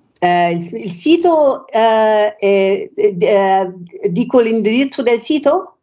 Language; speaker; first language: Italian; non-native, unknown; German